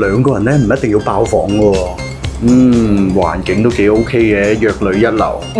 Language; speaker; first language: Cantonese; native; Cantonese